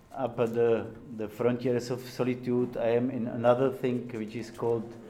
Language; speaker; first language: English; non-native, fluent; Czech